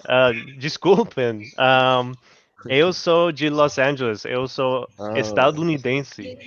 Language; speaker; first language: Portuguese; non-native, learner; English